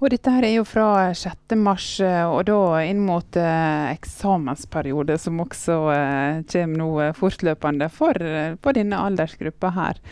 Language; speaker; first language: Norwegian; native; Norwegian